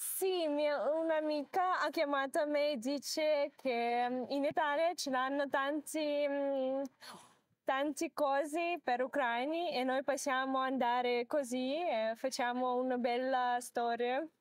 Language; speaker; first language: Italian; non-native, learner; Ukrainian